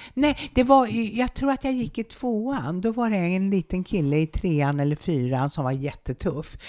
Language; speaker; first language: Swedish; native; Swedish